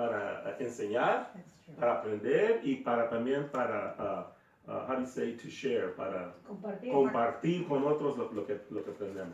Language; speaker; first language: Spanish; early bilingual, heritage; Spanish